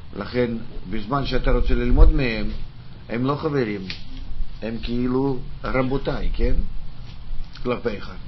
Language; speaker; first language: Hebrew; non-native, fluent; Russian